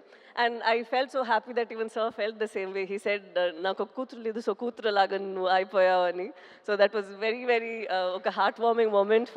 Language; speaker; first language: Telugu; non-native, local second language; Tamil